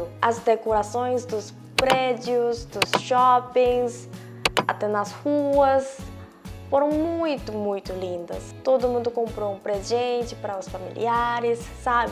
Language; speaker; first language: Portuguese; non-native, fluent; Korean